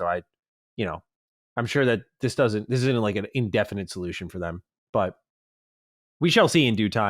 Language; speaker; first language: English; native; English